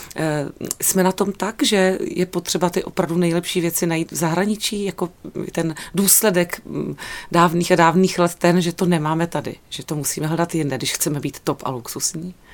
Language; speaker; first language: Czech; native; Czech